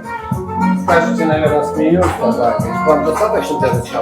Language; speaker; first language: Russian; non-native, fluent; Armenian